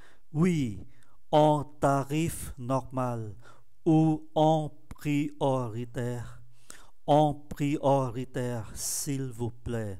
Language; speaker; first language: French; non-native, fluent; Vietnamese